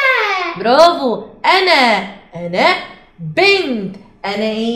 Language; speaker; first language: Arabic; native; Arabic